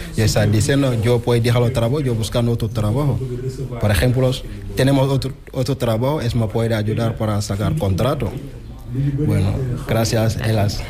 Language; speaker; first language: Spanish; non-native, learner; Wolof